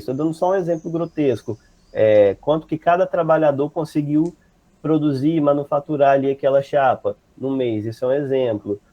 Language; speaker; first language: Portuguese; native; Portuguese